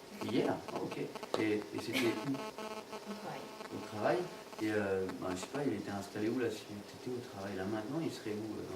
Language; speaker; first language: French; native; French